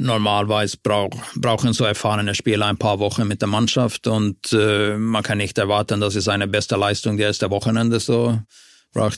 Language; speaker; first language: German; non-native, fluent; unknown